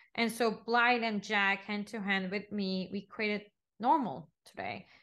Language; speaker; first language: English; non-native, fluent; Turkish